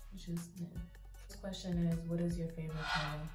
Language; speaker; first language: English; native; English